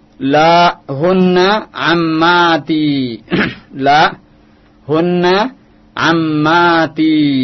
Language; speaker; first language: Arabic; non-native, fluent; Indonesian